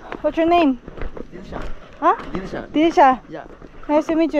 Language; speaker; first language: English; non-native, learner; Korean